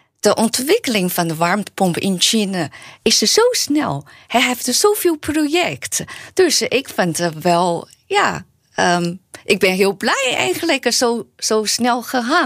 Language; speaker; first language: Dutch; non-native, learner; Chinese